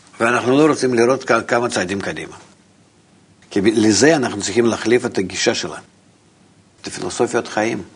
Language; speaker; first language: Hebrew; non-native, fluent; Russian